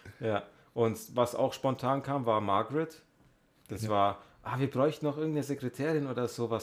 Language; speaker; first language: German; native; German